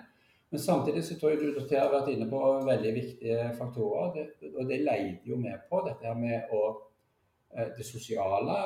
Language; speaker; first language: Norwegian; native; Norwegian